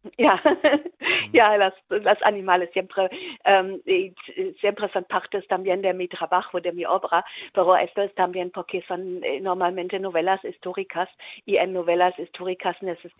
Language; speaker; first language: Spanish; non-native, learner; German